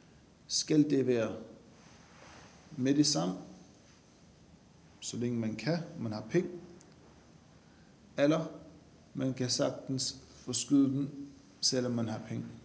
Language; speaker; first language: Danish; non-native, fluent; Arabic